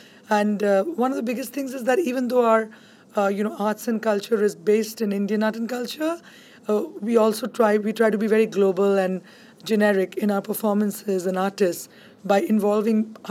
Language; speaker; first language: English; non-native, local second language; Bangla